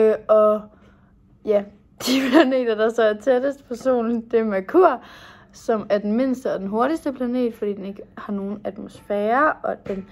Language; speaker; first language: Danish; native; Danish